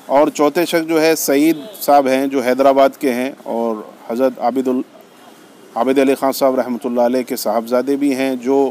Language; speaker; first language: Urdu; native; Urdu